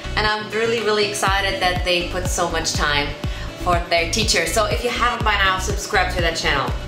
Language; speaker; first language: English; non-native, fluent; German